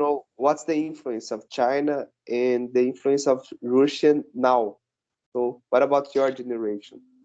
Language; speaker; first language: English; non-native, learner; Portuguese